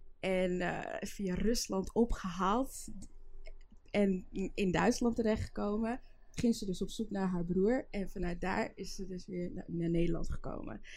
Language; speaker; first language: Dutch; early bilingual, other home language; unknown